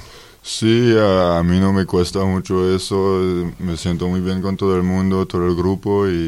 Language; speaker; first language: Spanish; non-native, fluent; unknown